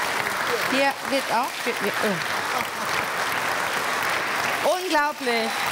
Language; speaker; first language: German; native; German